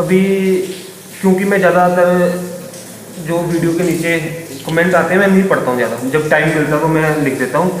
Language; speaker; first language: Hindi; native; Hindi